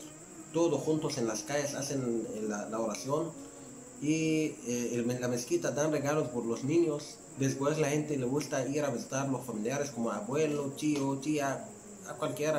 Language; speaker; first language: Spanish; non-native, learner; Arabic